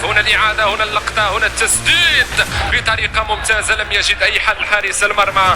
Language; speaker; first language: Arabic; native; Arabic